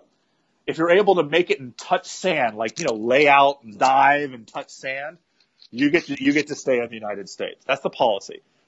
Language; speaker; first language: English; native; English